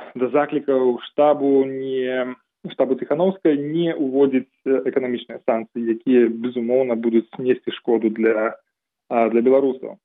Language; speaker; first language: Belarusian; non-native, local second language; Russian